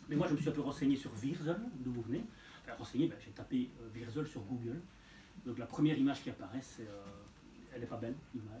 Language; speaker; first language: French; native; French